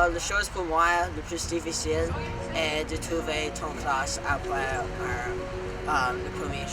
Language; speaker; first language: French; non-native, learner; English